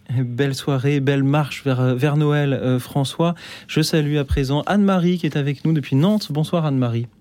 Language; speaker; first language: French; native; French